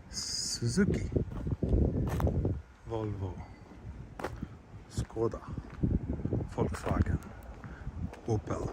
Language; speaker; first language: Japanese; non-native, fluent; Swedish